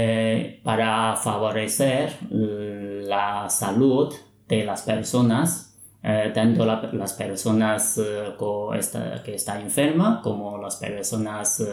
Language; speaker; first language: Spanish; non-native, fluent; Chinese